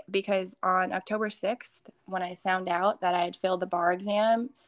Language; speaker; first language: English; early bilingual, other home language; Hindi